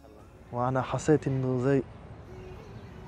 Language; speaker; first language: Arabic; non-native, fluent; French